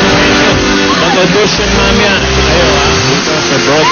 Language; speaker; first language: Filipino; native; Filipino